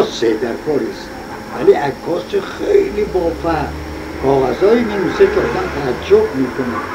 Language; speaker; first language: Persian; native; Persian